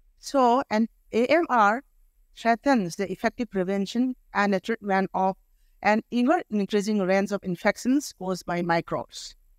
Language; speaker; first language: English; non-native, local second language; Manipuri